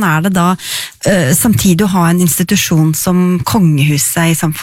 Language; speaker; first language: Norwegian; native; Norwegian